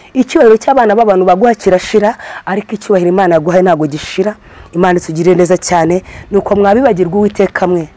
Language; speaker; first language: Kinyarwanda; native; Kinyarwanda